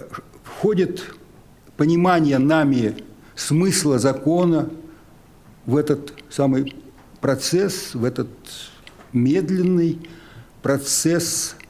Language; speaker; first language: Russian; native; Russian